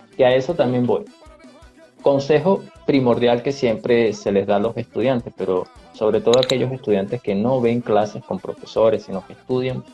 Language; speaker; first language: Spanish; native; Spanish